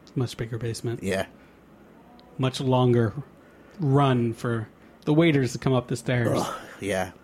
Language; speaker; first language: English; native; English